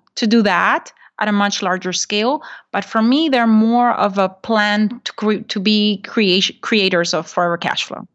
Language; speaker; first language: English; non-native, fluent; Spanish